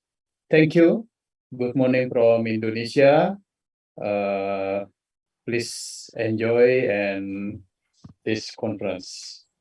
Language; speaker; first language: English; non-native, fluent; Indonesian